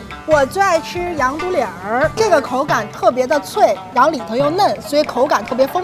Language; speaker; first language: Chinese; native; Chinese